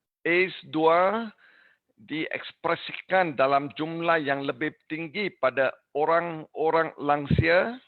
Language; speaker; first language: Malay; non-native, learner; English